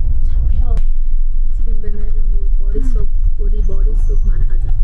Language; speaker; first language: Korean; non-native, fluent; Arabic